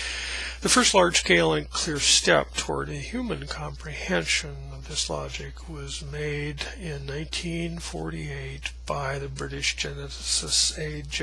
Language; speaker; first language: English; native; English